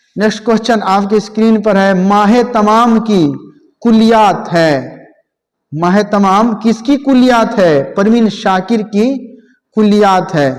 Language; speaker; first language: Hindi; native; Hindi